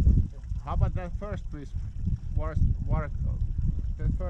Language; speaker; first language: English; non-native, learner; Finnish